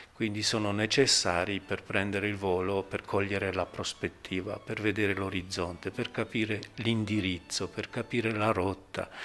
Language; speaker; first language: Italian; non-native, fluent; Polish